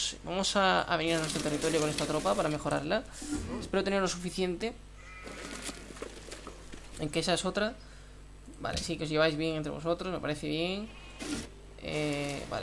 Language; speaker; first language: Spanish; native; Spanish